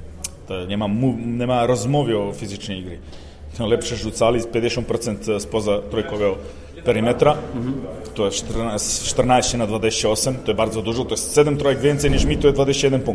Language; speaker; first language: Polish; non-native, learner; Serbian